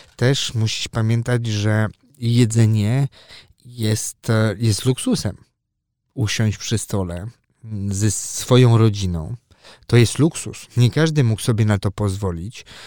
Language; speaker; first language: Polish; early bilingual, heritage; Polish